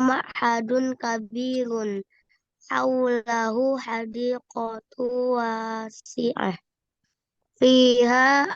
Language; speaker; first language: Arabic; non-native, learner; Indonesian